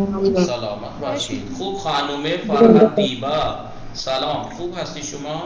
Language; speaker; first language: Persian; non-native, fluent; Urdu